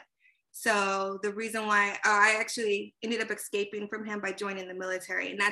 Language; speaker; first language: English; native; English